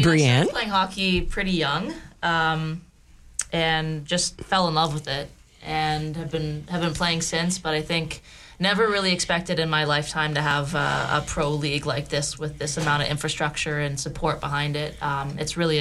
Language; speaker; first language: English; native; English